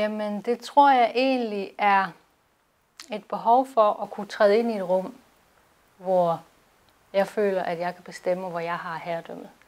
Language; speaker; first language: Danish; native; Danish